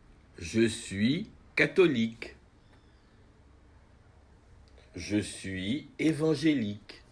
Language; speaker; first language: French; non-native, fluent; Portuguese